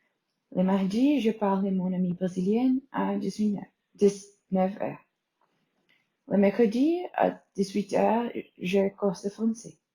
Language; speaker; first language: French; non-native, learner; Portuguese